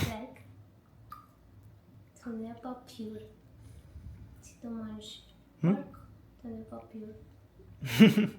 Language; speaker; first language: French; non-native, learner; Spanish